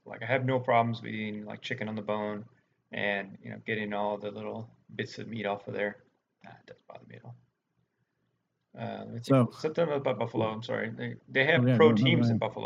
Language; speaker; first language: English; native; English